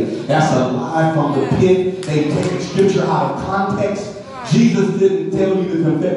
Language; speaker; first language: English; native; English